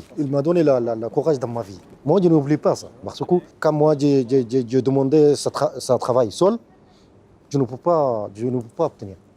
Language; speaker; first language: French; non-native, learner; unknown